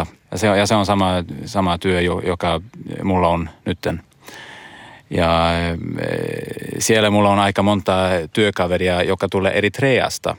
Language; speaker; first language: Finnish; early bilingual, heritage; Swedish